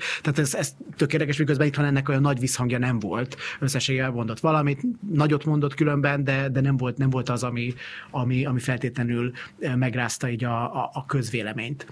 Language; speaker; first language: Hungarian; native; Hungarian